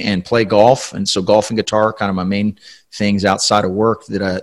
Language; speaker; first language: English; native; English